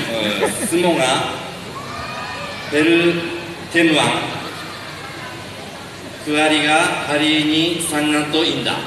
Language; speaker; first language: Indonesian; non-native, learner; Japanese